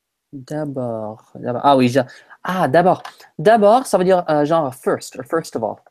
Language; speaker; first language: French; non-native, fluent; English